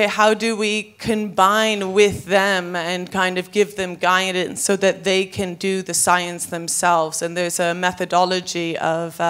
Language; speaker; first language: English; native; English